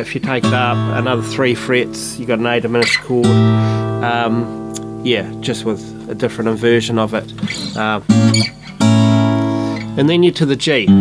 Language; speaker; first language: English; native; English